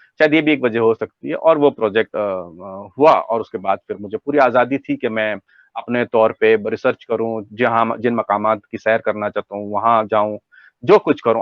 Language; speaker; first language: Urdu; native; Urdu